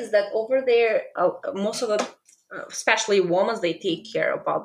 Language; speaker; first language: English; non-native, fluent; Albanian